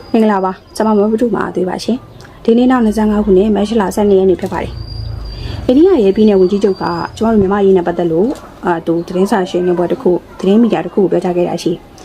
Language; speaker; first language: Burmese; native; Burmese